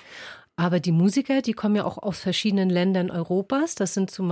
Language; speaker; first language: German; native; German